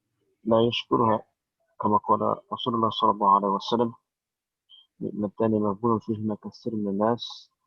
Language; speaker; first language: Arabic; non-native, fluent; Indonesian